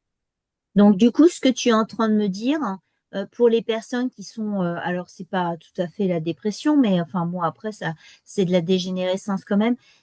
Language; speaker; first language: French; native; French